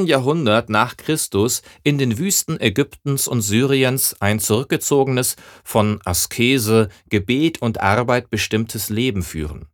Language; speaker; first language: German; native; German